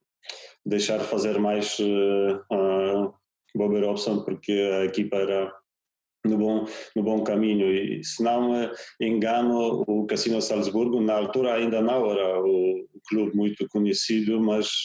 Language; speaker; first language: Portuguese; non-native, fluent; Polish